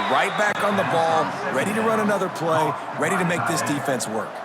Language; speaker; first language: English; native; English